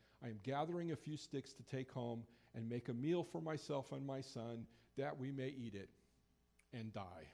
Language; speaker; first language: English; native; English